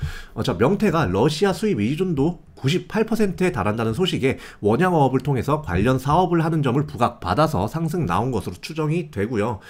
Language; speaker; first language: Korean; native; Korean